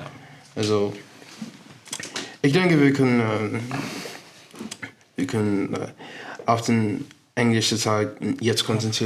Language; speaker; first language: German; non-native, learner; English